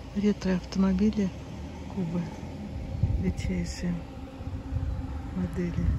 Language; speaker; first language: Russian; native; Russian